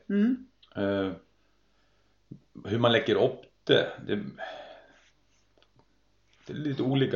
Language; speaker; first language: Swedish; non-native, fluent; Icelandic